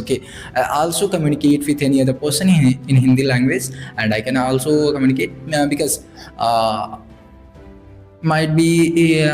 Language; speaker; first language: English; non-native, learner; Bhojpuri